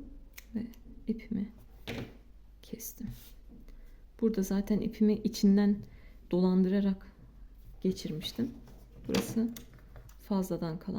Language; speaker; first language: Turkish; native; Turkish